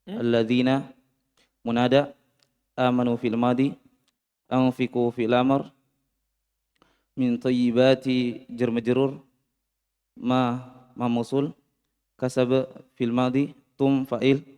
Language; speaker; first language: Arabic; non-native, learner; Indonesian